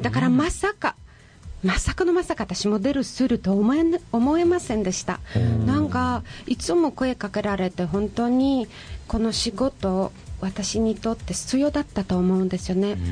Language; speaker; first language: Japanese; non-native, fluent; Polish